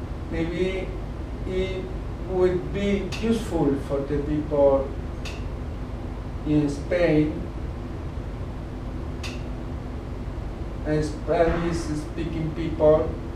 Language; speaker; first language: English; non-native, learner; Spanish